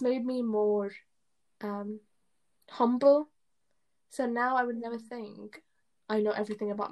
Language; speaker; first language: English; early bilingual, other home language; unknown